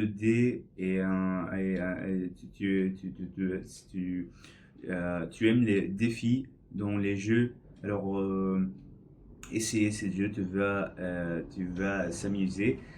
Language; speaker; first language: French; non-native, learner; English